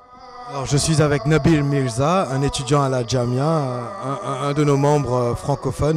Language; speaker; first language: French; native; French